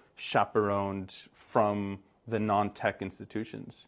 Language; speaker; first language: English; non-native, fluent; Greek